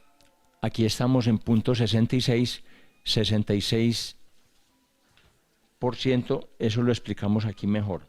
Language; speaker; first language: Spanish; native; Spanish